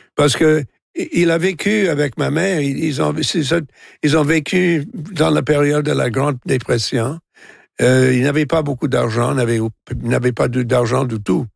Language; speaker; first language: French; non-native, local second language; English